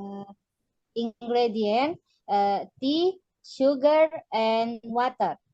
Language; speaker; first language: English; non-native, learner; Indonesian